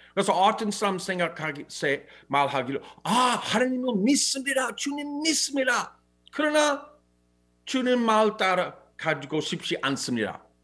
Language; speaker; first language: Korean; non-native, learner; English